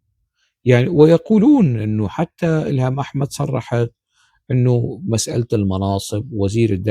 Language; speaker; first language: Arabic; non-native, local second language; Kurdish